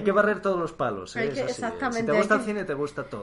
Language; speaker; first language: Spanish; native; Spanish